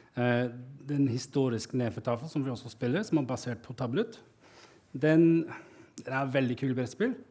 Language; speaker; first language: Norwegian; non-native, fluent; English